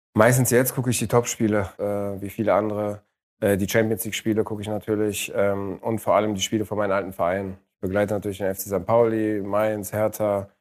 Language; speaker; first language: German; early bilingual, other home language; Arabic